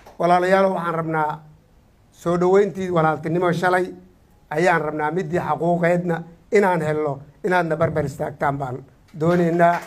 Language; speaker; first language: Somali; non-native, fluent; Oromo